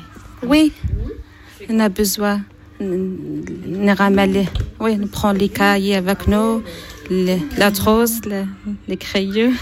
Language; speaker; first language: French; non-native, learner; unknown